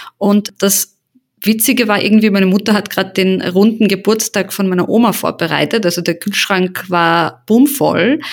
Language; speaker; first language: German; early bilingual, other home language; Bosnian